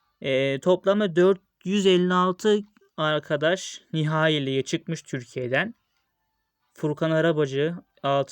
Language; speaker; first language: Turkish; native; Turkish